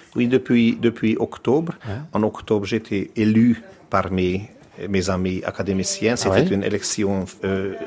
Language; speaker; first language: French; non-native, learner; Hungarian